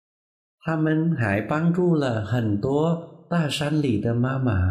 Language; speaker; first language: Chinese; non-native, fluent; Vietnamese